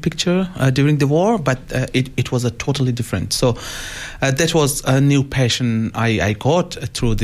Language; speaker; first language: English; non-native, local second language; Hazaragi